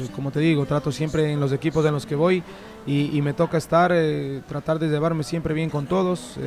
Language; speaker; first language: Spanish; native; Spanish